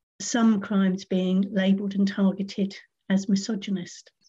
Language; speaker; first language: English; native; English